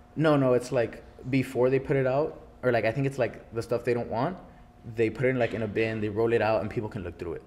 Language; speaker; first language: English; early bilingual, other home language; Spanish